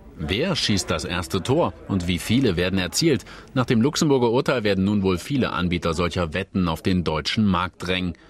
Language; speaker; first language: German; native; German